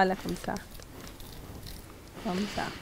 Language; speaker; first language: French; non-native, learner; Hindi